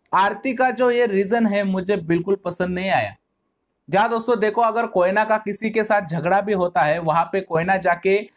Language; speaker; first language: Hindi; non-native, local second language; Marathi